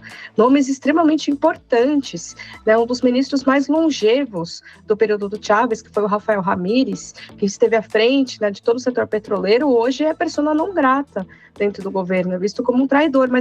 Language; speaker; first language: Portuguese; native; Portuguese